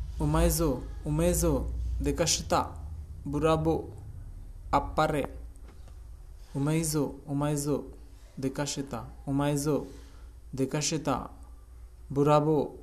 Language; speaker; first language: Japanese; non-native, learner; Hindi